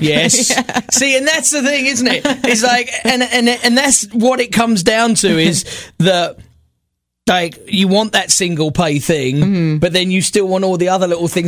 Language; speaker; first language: English; native; English